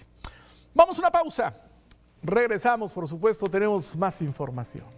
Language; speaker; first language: Spanish; native; Spanish